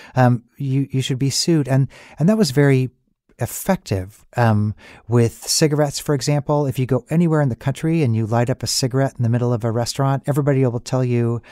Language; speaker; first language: English; native; English